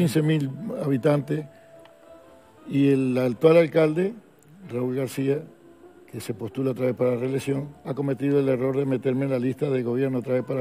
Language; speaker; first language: Spanish; native; Spanish